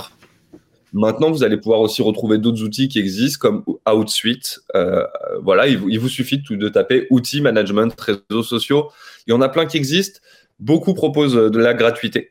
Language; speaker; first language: French; native; French